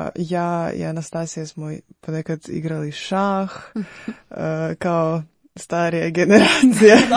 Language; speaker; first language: Croatian; non-native, fluent; Ukrainian